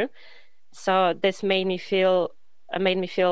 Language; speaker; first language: English; non-native, fluent; Polish